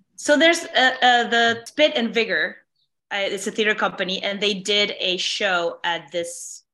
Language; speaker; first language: English; non-native, fluent; Spanish